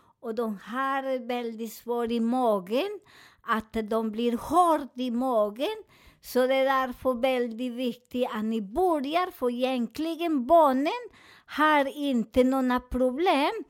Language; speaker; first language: Swedish; non-native, fluent; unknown